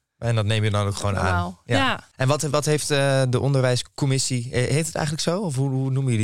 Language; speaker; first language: Dutch; native; Dutch